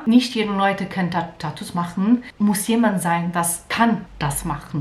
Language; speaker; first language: German; non-native, learner; Portuguese